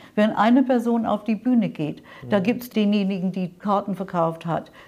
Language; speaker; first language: German; non-native, fluent; English